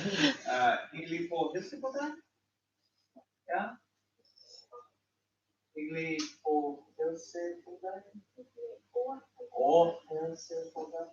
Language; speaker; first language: Norwegian; non-native, learner; English